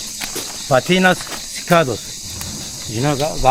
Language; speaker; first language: Lithuanian; non-native, learner; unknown